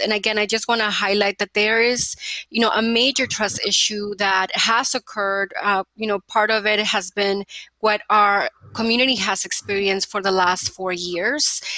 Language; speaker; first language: English; early bilingual, other home language; Spanish